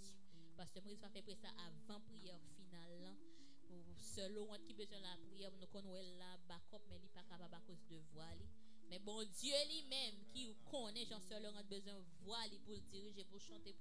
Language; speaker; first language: French; non-native, local second language; Haitian Creole